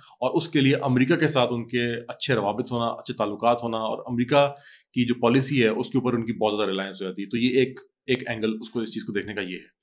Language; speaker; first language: Urdu; native; Urdu